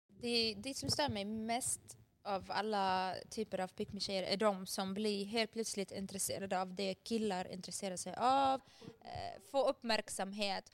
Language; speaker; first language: Swedish; early bilingual, other home language; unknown